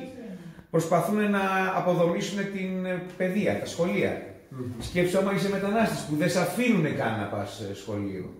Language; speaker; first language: Greek; non-native, fluent; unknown